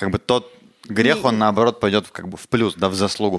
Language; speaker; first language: Russian; native; Russian